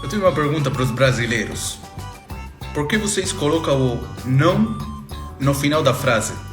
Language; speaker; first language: Portuguese; non-native, fluent; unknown